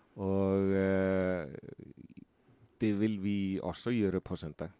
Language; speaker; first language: Norwegian; non-native, fluent; Icelandic